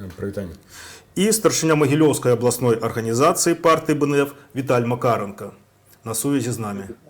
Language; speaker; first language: Belarusian; native; Belarusian